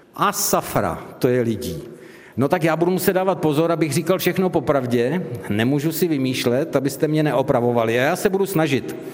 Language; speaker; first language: Czech; native; Czech